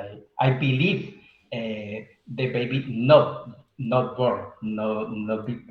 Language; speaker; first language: English; non-native, learner; Spanish